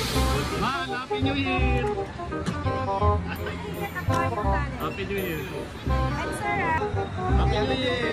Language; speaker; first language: English; non-native, local second language; Filipino